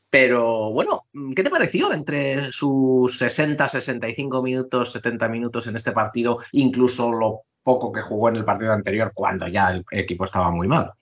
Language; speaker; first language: Spanish; native; Spanish